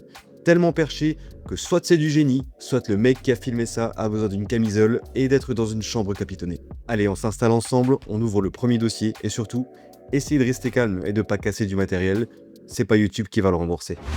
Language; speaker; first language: French; native; French